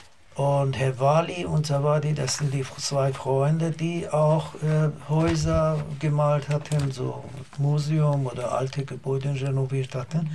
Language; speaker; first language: German; non-native, learner; Azerbaijani